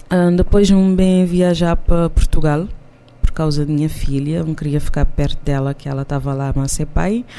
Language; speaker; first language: Portuguese; non-native, local second language; Kabuverdianu